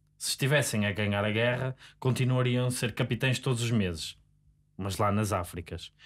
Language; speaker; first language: Portuguese; native; Portuguese